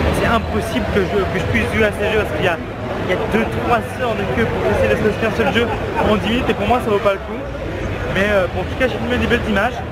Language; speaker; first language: French; native; French